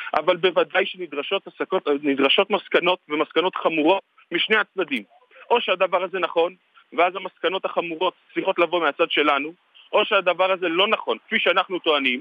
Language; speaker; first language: Hebrew; native; Hebrew